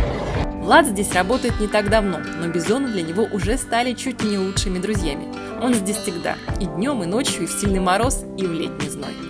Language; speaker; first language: Russian; native; Russian